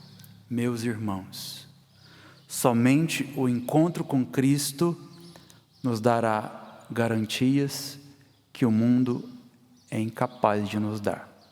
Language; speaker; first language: Portuguese; native; Portuguese